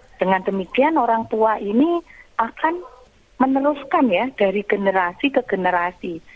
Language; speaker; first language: Indonesian; non-native, local second language; Javanese